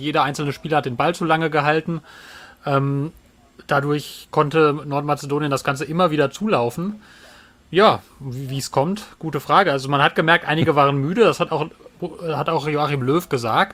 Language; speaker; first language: German; native; German